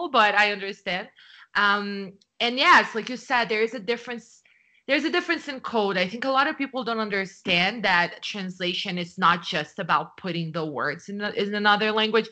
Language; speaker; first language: English; non-native, fluent; Portuguese